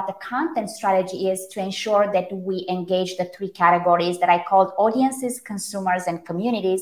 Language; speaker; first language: English; non-native, fluent; Romanian